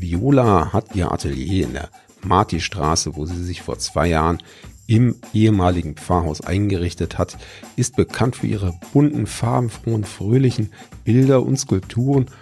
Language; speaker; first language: German; native; German